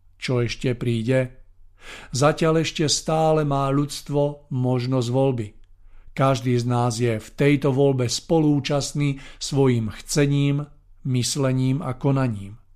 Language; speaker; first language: Slovak; native; Slovak